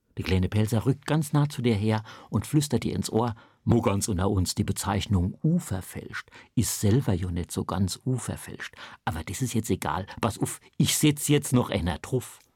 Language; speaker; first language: German; native; German